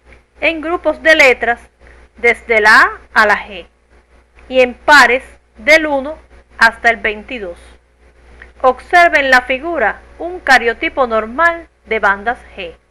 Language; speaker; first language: Spanish; native; Spanish